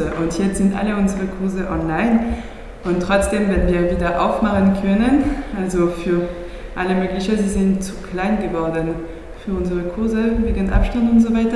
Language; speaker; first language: German; non-native, fluent; French